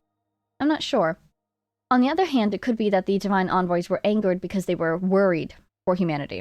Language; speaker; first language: English; native; English